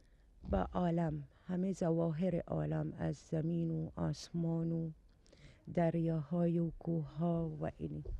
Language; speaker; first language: Persian; non-native, learner; Arabic